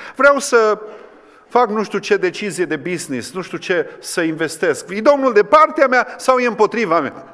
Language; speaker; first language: Romanian; native; Romanian